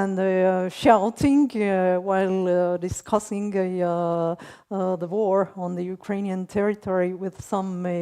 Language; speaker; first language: English; non-native, fluent; Estonian